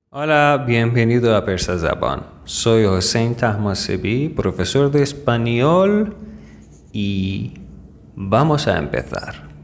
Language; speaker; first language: Spanish; non-native, fluent; Persian